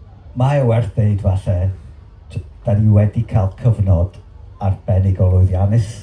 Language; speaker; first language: Welsh; native; Welsh